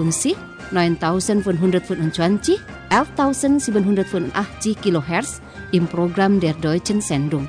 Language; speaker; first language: German; non-native, learner; Indonesian